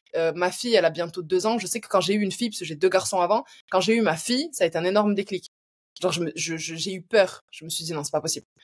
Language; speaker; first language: French; native; French